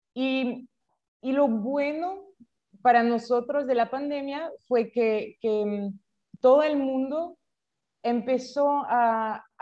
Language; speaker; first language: Spanish; non-native, fluent; French